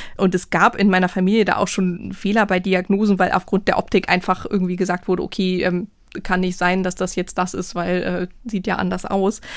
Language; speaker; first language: German; native; German